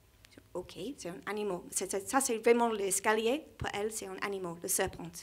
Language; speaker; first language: French; non-native, learner; English